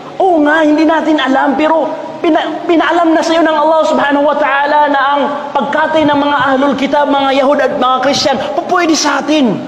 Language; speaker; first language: Filipino; non-native, local second language; Maranao